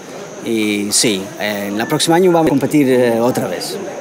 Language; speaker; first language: Spanish; non-native, learner; Dutch